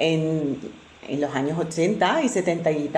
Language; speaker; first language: Spanish; native; Spanish